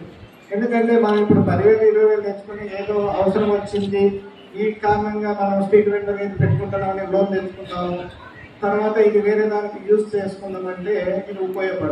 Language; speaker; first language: Telugu; native; Telugu